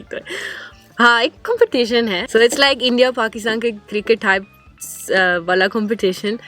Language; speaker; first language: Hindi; non-native, fluent; Norwegian